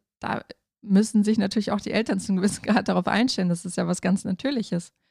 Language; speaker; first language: German; native; German